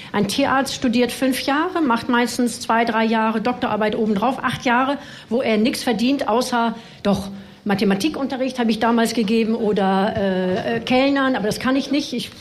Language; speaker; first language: German; non-native, fluent; French